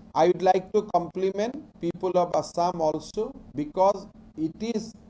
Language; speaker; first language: English; non-native, local second language; Assamese